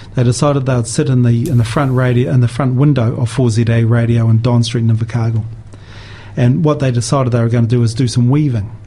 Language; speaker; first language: English; native; English